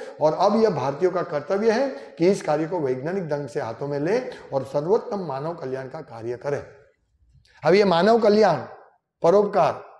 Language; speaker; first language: Hindi; non-native, local second language; Gujarati